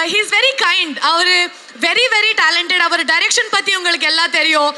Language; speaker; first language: Tamil; non-native, learner; Kannada